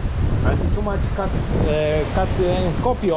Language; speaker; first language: English; non-native, learner; Amharic